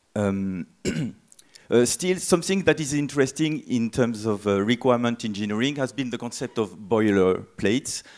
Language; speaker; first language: English; non-native, fluent; French